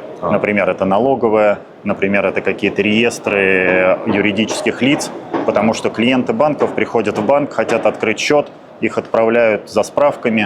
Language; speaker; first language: Russian; native; Russian